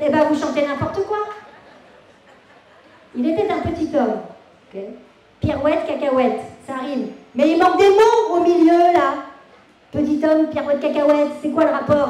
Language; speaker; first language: French; native; French